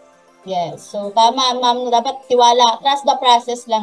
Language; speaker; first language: Filipino; native; Filipino